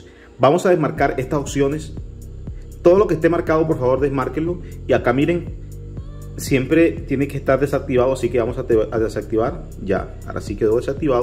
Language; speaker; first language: Spanish; native; Spanish